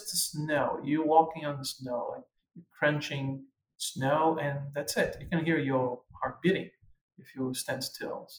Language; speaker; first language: English; non-native, fluent; Portuguese